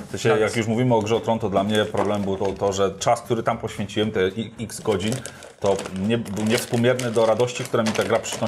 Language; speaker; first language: Polish; native; Polish